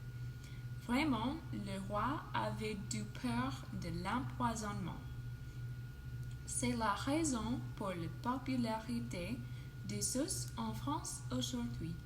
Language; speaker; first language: French; non-native, learner; English